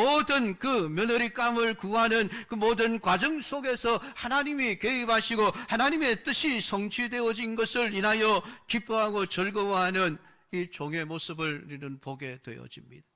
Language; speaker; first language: Korean; native; Korean